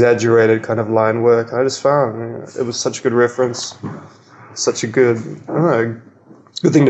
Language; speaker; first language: English; native; English